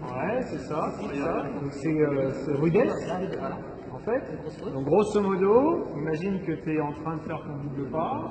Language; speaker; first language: French; native; French